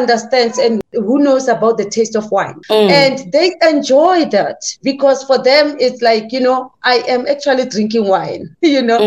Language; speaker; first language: English; non-native, local second language; Southern Sotho